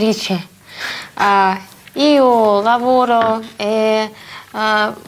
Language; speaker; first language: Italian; non-native, learner; Russian